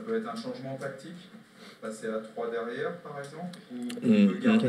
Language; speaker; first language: French; native; French